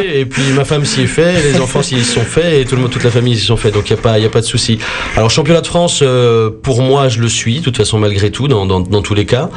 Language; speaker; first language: French; native; French